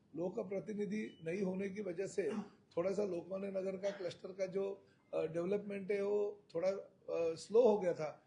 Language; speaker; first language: Hindi; non-native, local second language; Marathi